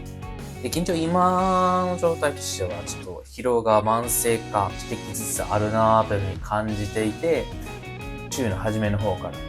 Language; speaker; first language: Japanese; native; Japanese